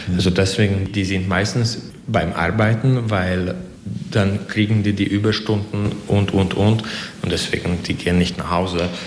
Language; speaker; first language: German; non-native, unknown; Hungarian